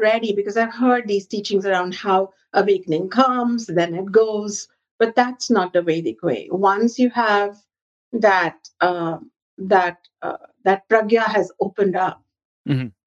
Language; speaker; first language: English; non-native, local second language; Hindi